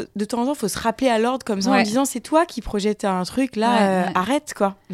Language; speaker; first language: French; native; French